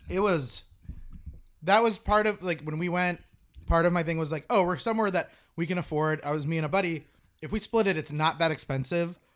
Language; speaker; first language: English; native; English